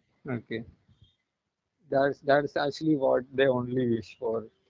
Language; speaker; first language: English; non-native, local second language; Malayalam